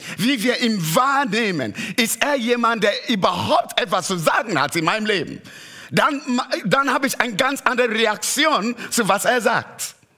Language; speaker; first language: German; non-native, fluent; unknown